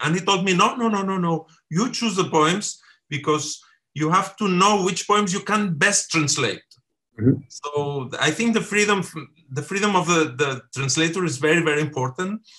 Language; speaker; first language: English; non-native, fluent; Catalan